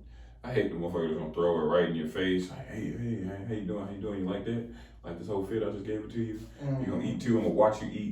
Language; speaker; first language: English; native; English